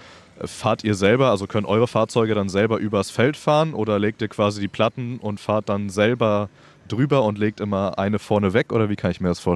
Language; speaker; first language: German; native; German